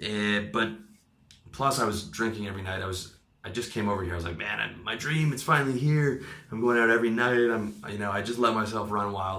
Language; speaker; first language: English; native; English